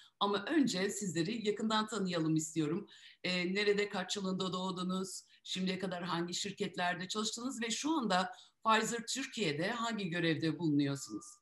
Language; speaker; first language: Turkish; native; Turkish